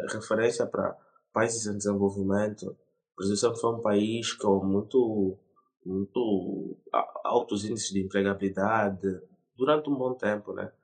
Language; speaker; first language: Portuguese; native; Portuguese